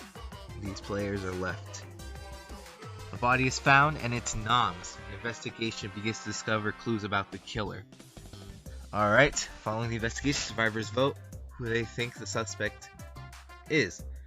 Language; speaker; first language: English; native; English